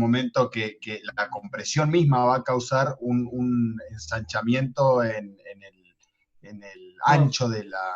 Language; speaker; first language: Spanish; native; Spanish